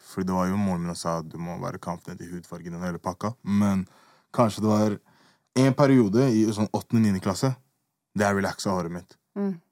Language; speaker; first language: Norwegian; early bilingual, other home language; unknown